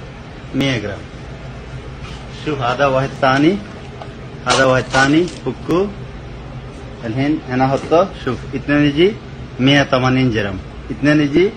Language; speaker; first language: Arabic; non-native, learner; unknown